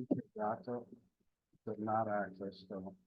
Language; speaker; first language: Italian; non-native, fluent; Polish